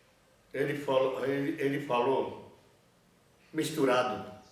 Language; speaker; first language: Portuguese; non-native, local second language; Yanomámi